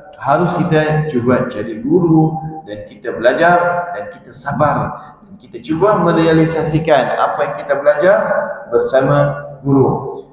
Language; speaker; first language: Malay; non-native, fluent; Arabic